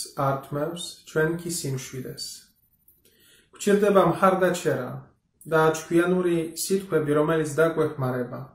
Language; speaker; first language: Georgian; non-native, learner; Polish